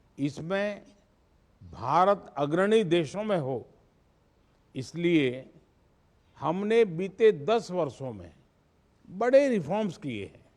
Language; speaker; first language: Hindi; non-native, local second language; Gujarati